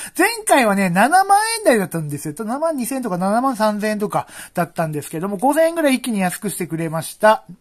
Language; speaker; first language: Japanese; native; Japanese